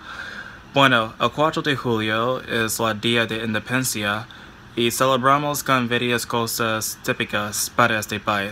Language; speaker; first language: Spanish; non-native, fluent; English